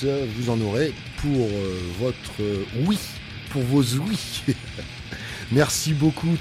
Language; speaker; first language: French; native; French